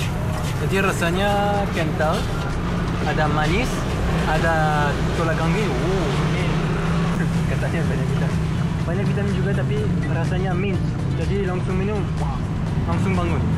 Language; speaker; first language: Indonesian; non-native, fluent; French